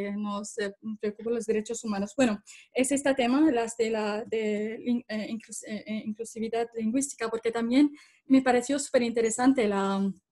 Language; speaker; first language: Spanish; non-native, fluent; Arabic